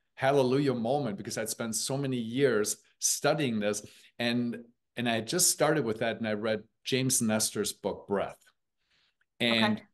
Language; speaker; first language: English; early bilingual, other home language; German